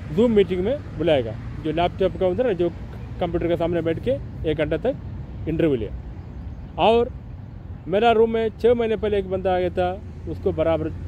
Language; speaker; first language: Hindi; non-native, local second language; Malayalam